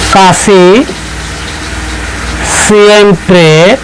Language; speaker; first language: Spanish; non-native, fluent; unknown